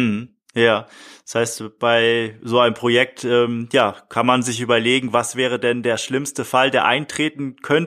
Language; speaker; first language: German; native; German